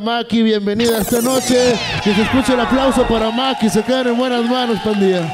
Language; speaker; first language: Spanish; native; Spanish